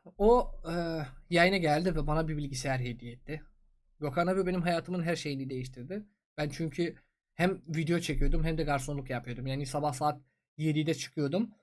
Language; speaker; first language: Turkish; non-native, fluent; Persian